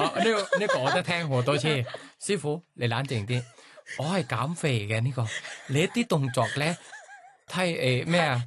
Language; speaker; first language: Cantonese; non-native, learner; Thai